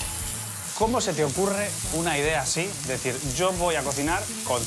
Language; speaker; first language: Spanish; native; Spanish